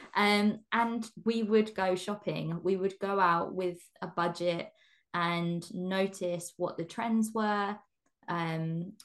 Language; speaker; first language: English; native; English